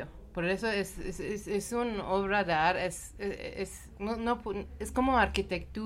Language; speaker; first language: Spanish; non-native, learner; Persian